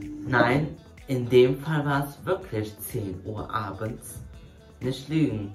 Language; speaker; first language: German; early bilingual, other home language; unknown